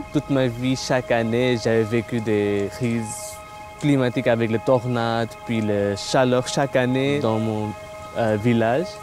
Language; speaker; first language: French; non-native, learner; Bangla